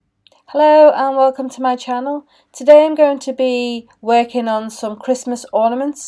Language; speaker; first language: English; native; English